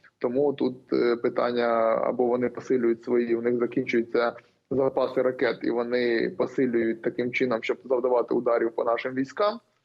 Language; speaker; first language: Ukrainian; native; Ukrainian